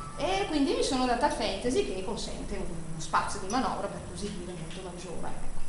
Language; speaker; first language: Italian; early bilingual, heritage; Italian